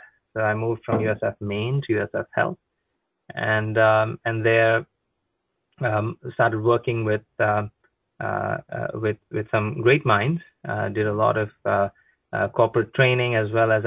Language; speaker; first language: English; non-native, local second language; Konkani